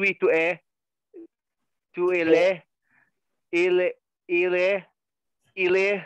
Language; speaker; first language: French; non-native, learner; Arabic